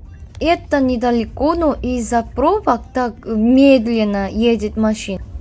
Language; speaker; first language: Russian; non-native, fluent; Korean